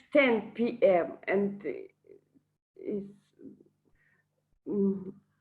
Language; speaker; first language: English; non-native, learner; Russian